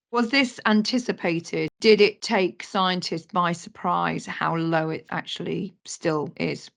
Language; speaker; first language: English; native; English